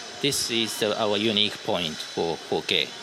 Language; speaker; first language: English; non-native, learner; Japanese